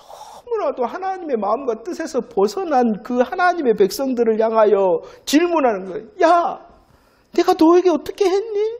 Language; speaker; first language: Korean; native; Korean